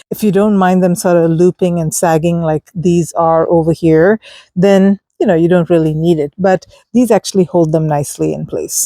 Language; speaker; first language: English; native; English